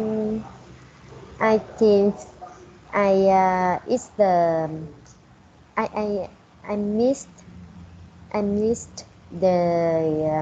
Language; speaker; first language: English; non-native, learner; Vietnamese